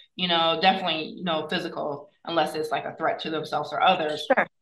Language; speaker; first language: English; native; English